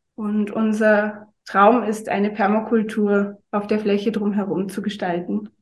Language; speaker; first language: German; native; German